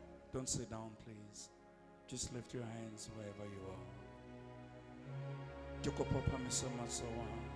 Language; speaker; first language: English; non-native, local second language; Southern Sotho